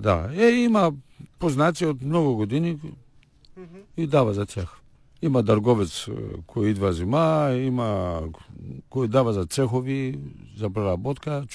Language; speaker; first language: Bulgarian; non-native, learner; Greek